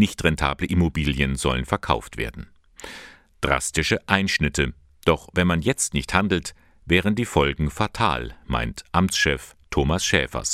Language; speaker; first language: German; native; German